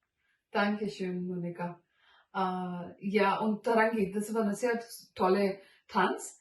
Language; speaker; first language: German; non-native, learner; Malayalam